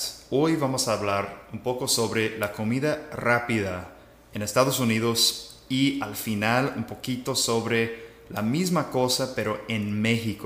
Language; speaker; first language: Spanish; non-native, fluent; English